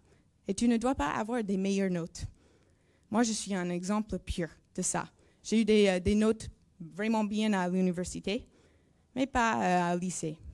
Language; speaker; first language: French; non-native, learner; English